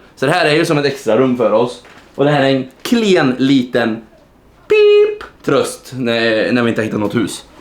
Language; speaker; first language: Swedish; native; Swedish